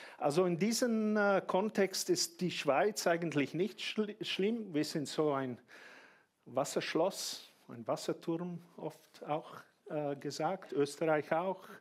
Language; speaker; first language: German; non-native, fluent; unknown